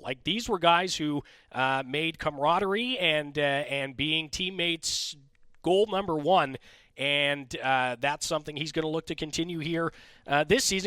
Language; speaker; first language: English; native; English